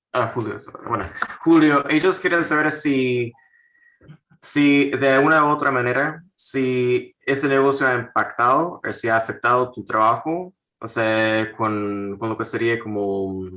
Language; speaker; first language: Spanish; non-native, fluent; English